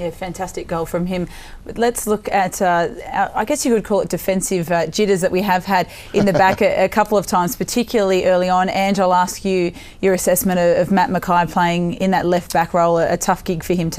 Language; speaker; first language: English; native; English